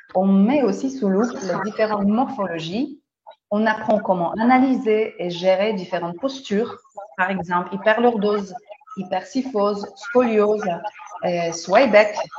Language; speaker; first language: French; non-native, fluent; Polish